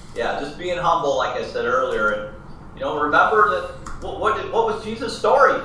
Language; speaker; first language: English; native; English